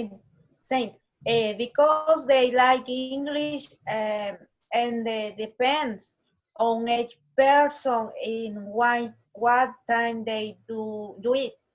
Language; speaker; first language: English; non-native, learner; Spanish